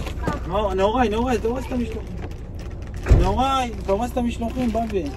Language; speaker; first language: Hebrew; native; Hebrew